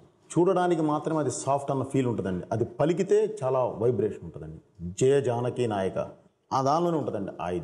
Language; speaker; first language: Telugu; native; Telugu